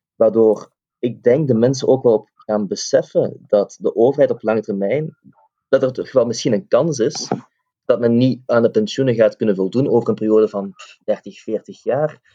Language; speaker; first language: Dutch; native; Dutch